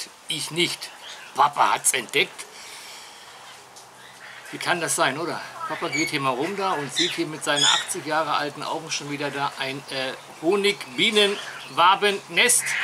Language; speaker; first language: German; native; German